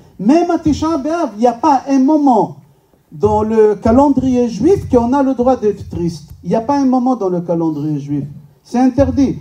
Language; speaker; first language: French; non-native, fluent; Hebrew